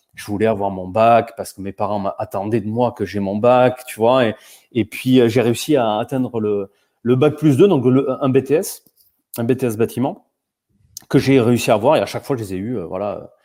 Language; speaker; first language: French; native; French